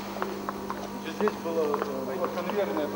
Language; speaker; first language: Russian; native; Russian